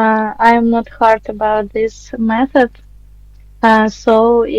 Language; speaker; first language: English; non-native, learner; Russian